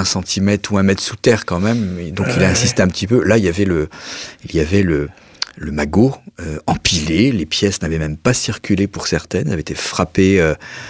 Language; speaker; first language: French; native; French